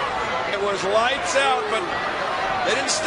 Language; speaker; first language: English; native; English